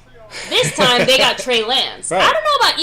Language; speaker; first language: English; native; English